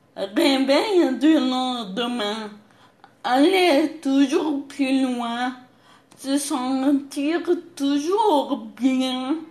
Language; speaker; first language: French; non-native, local second language; Arabic